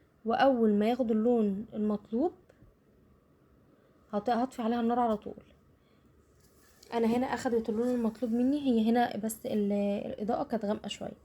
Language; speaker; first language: Arabic; native; Arabic